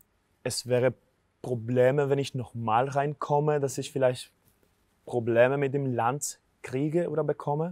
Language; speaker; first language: German; non-native, fluent; Spanish